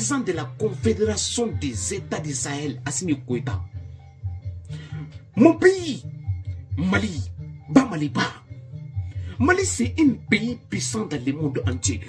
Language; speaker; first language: French; non-native, local second language; Bambara